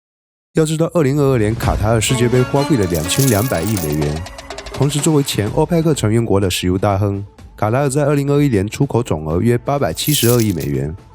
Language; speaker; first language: Chinese; native; Chinese